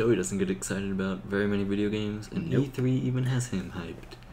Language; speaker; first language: English; native; English